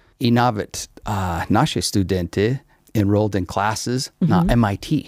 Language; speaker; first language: Polish; non-native, learner; English